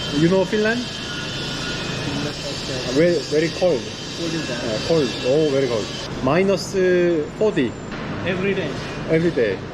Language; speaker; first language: English; non-native, fluent; Finnish